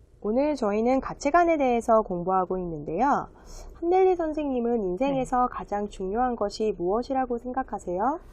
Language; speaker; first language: Korean; native; Korean